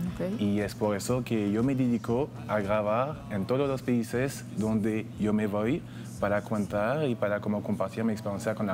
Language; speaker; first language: Spanish; non-native, fluent; French